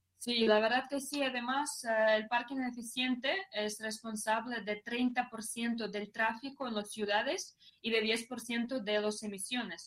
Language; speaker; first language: Spanish; non-native, fluent; Russian